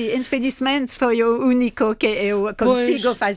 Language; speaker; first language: Portuguese; non-native, fluent; French